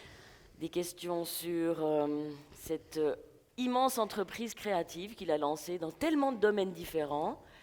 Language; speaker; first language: French; native; French